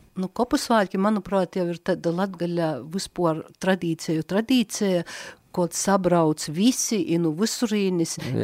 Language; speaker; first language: Latvian; native; Latvian